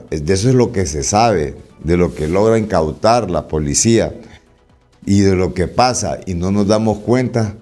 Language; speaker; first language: Spanish; native; Spanish